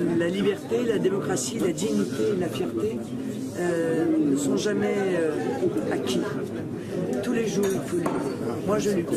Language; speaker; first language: French; native; French